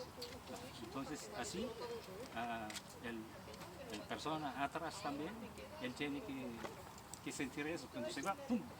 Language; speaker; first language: Spanish; non-native, learner; French